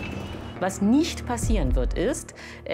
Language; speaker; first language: German; native; German